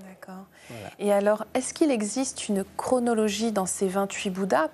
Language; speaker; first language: French; native; French